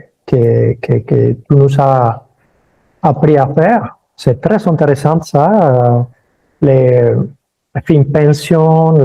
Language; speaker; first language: French; early bilingual, other home language; Spanish